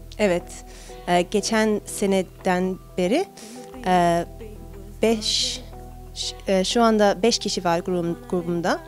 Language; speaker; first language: Turkish; early bilingual, heritage; Turkish